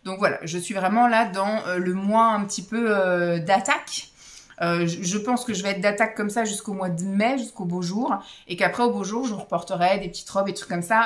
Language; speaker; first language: French; native; French